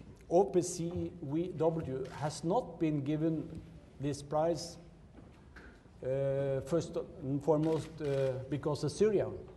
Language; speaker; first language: English; non-native, fluent; Norwegian